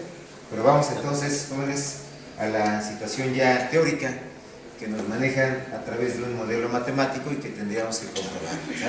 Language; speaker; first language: Spanish; native; Spanish